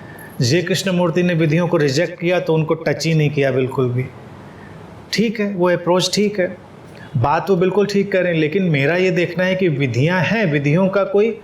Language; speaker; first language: Hindi; native; Hindi